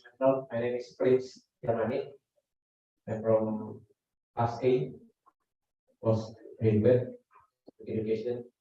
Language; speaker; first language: English; non-native, learner; Indonesian